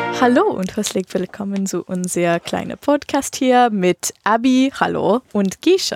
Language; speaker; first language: German; native; German